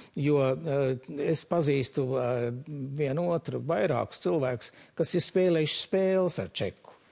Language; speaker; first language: Latvian; early bilingual, heritage; Latvian